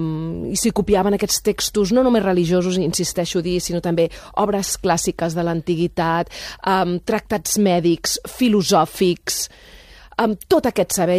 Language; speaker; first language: Catalan; native; Catalan